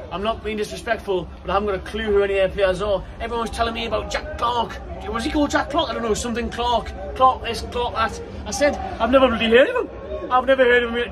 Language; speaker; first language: English; native; English